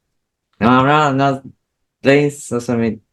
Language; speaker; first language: English; non-native, learner; Vietnamese